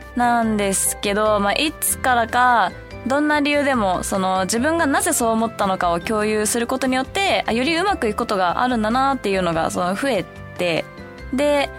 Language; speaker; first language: Japanese; early bilingual, heritage; Japanese